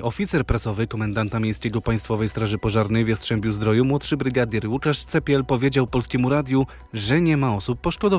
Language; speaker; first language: Polish; native; Polish